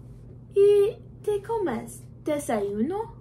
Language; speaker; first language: Spanish; non-native, learner; English